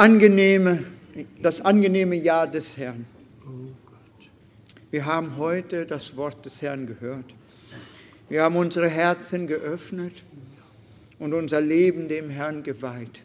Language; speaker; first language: German; non-native, fluent; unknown